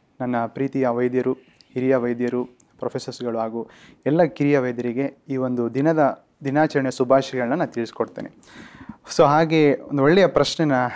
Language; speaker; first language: Kannada; native; Kannada